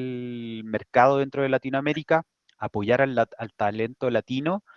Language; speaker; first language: Spanish; native; Spanish